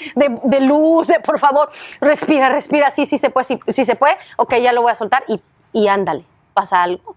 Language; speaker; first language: Spanish; native; Spanish